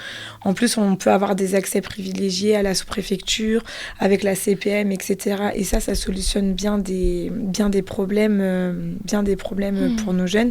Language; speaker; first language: French; native; French